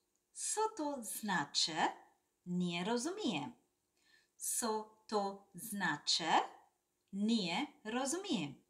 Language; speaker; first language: Polish; non-native, fluent; Sinhala